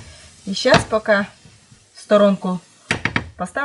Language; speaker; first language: Russian; native; Russian